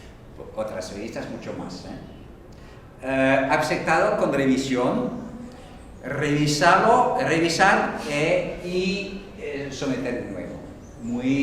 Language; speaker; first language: Spanish; non-native, fluent; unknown